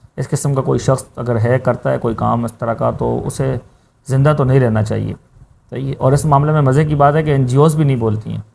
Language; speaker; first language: Urdu; native; Urdu